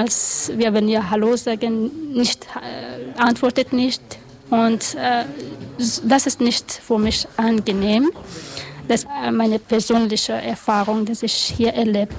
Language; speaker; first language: German; non-native, learner; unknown